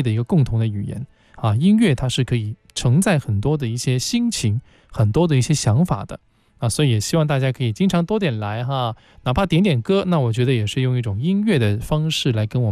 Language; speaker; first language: Chinese; non-native, local second language; Cantonese